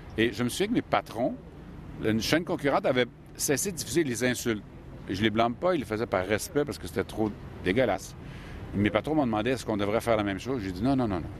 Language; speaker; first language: French; native; French